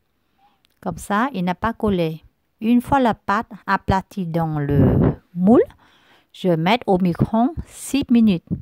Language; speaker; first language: French; non-native, learner; Vietnamese